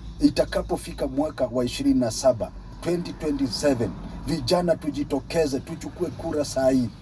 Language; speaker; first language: Swahili; non-native, local second language; Luyia